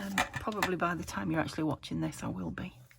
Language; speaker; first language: English; native; English